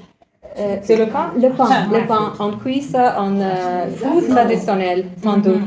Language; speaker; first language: French; non-native, learner; Uzbek